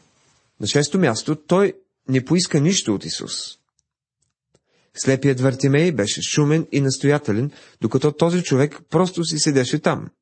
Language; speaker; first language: Bulgarian; native; Bulgarian